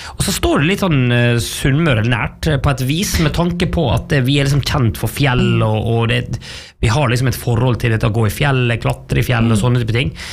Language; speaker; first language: Norwegian; native; Norwegian